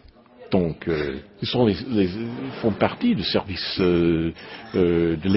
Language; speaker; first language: French; non-native, learner; English